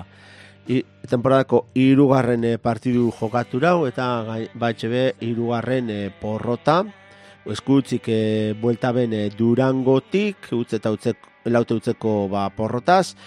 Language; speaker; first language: Basque; native; Basque